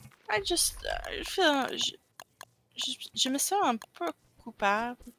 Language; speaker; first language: French; non-native, learner; English